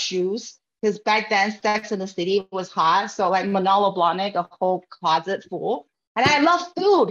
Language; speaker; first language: English; non-native, fluent; Chinese